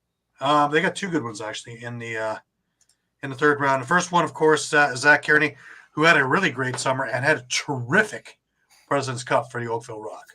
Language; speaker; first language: English; native; English